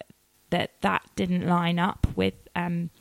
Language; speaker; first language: English; native; English